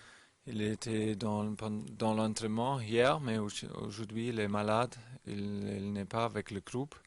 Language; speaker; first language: French; non-native, learner; German